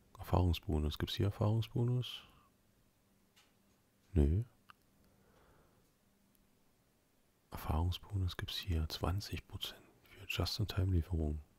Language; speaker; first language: German; native; German